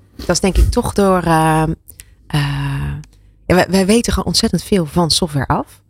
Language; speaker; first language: Dutch; native; Dutch